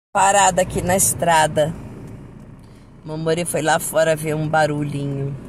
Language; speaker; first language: Portuguese; native; Portuguese